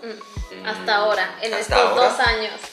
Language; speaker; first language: Spanish; native; Spanish